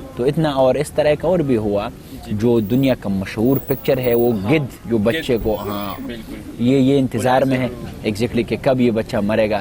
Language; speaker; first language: Urdu; non-native, local second language; Pashto